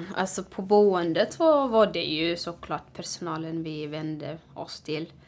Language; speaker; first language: Swedish; non-native, fluent; Tigrinya